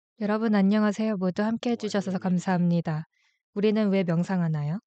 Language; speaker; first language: Korean; native; Korean